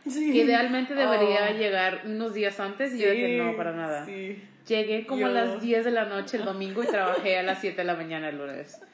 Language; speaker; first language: Spanish; early bilingual, heritage; Spanish